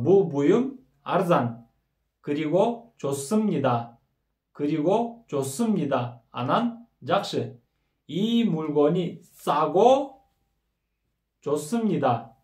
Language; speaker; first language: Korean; non-native, fluent; Kyrgyz